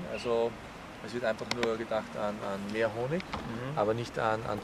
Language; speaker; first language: German; native; German